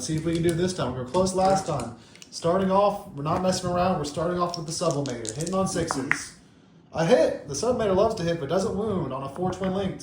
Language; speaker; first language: English; native; English